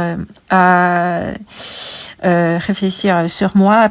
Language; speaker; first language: French; non-native, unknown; Japanese